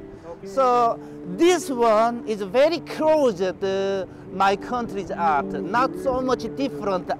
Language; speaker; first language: English; non-native, learner; Korean